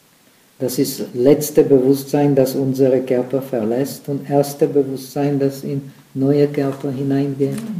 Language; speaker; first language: German; non-native, fluent; Czech